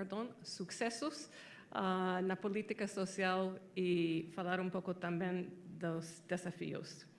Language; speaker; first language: Portuguese; non-native, learner; English